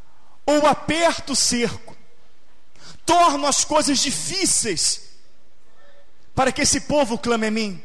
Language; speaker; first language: Portuguese; native; Portuguese